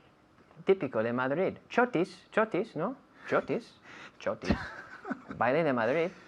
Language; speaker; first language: Spanish; non-native, fluent; English